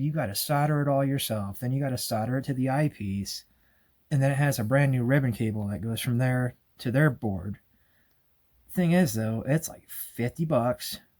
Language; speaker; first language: English; native; English